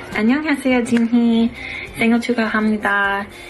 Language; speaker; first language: Korean; non-native, learner; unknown